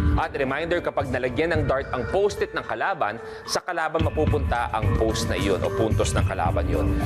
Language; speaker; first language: Filipino; native; Filipino